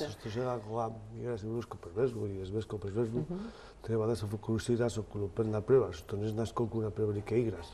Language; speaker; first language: Macedonian; non-native, learner; Spanish